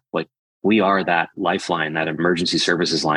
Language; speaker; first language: English; native; English